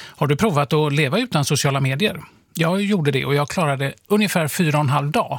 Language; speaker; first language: Swedish; native; Swedish